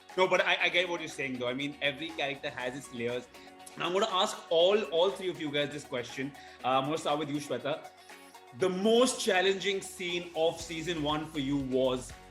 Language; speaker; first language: English; non-native, local second language; Hindi